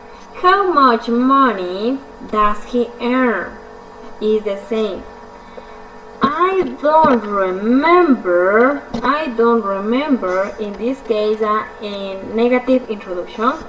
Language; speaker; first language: English; non-native, fluent; Spanish